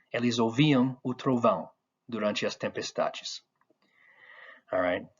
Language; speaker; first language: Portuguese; non-native, fluent; English